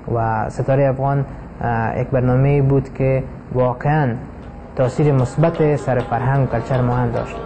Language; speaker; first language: Persian; non-native, local second language; Pashto